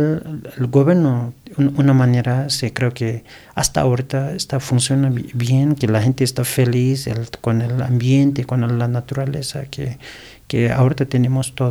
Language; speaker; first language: Spanish; non-native, learner; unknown